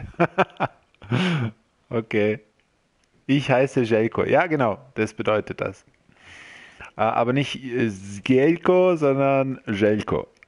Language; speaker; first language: German; early bilingual, other home language; Croatian